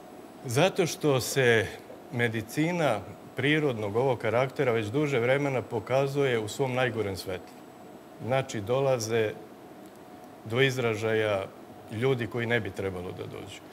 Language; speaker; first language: Serbian; native; Serbian